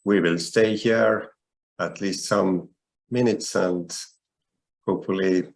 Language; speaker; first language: English; non-native, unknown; Estonian